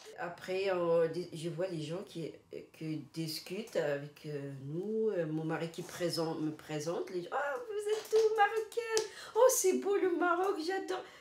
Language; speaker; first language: French; non-native, local second language; Arabic